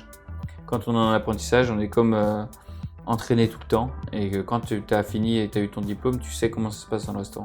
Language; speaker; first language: French; native; French